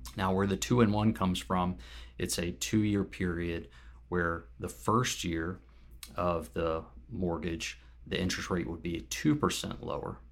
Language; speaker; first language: English; native; English